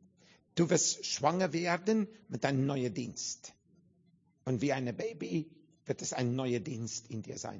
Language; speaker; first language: German; non-native, learner; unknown